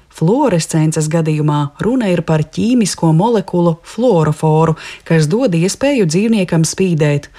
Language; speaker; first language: Latvian; native; Latvian